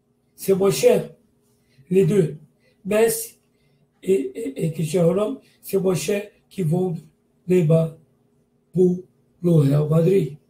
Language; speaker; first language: French; non-native, learner; Portuguese